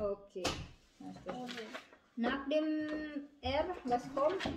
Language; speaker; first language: German; non-native, learner; Filipino